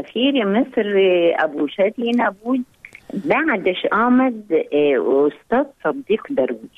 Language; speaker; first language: Persian; non-native, learner; Arabic